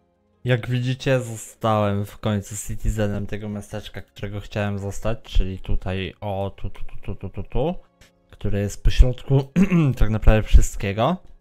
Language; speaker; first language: Polish; native; Polish